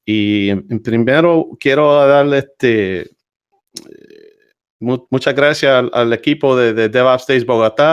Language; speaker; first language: Spanish; early bilingual, heritage; English